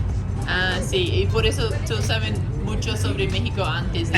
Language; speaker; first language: Spanish; non-native, learner; English